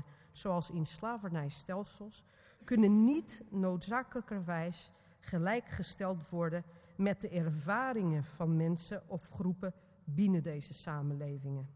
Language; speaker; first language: Dutch; non-native, fluent; Portuguese